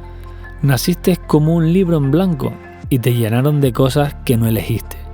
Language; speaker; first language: Spanish; native; Spanish